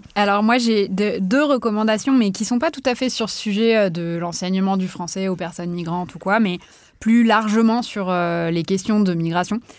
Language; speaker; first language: French; native; French